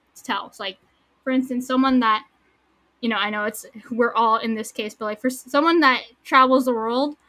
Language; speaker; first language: English; native; English